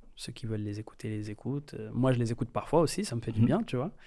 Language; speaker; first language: French; native; French